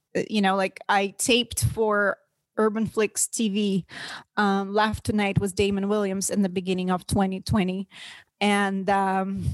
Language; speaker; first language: English; non-native, fluent; Russian